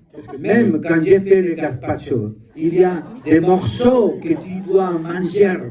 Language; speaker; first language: French; non-native, learner; Spanish